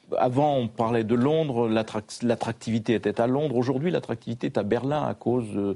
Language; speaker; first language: French; native; French